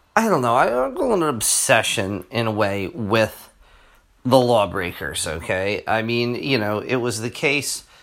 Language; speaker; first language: English; native; English